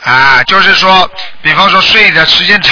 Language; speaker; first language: Chinese; native; Chinese